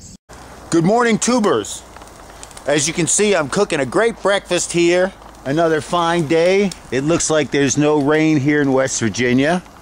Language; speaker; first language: English; native; English